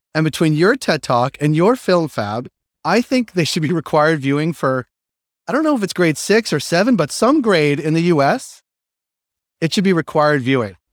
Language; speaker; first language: English; native; English